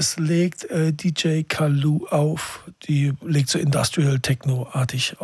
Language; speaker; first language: German; native; German